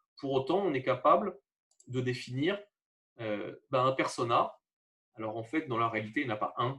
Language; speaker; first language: French; native; French